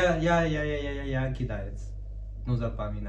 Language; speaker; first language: Russian; non-native, learner; Chinese